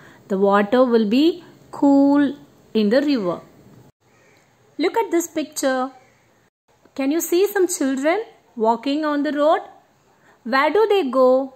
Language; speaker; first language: English; non-native, local second language; Tamil